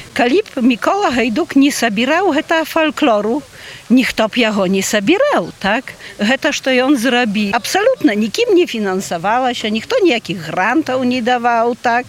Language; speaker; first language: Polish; non-native, local second language; Belarusian